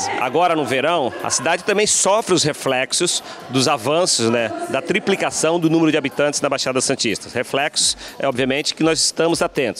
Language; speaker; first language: Portuguese; native; Portuguese